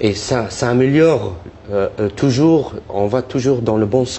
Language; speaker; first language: French; non-native, fluent; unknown